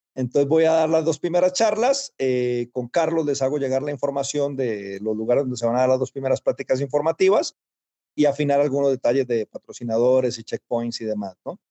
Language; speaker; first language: Spanish; native; Spanish